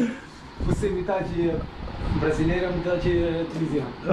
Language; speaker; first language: Portuguese; non-native, learner; Arabic